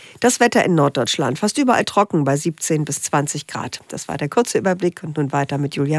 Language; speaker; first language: German; native; German